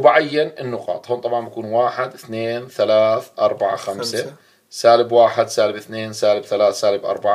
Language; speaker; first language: Arabic; native; Arabic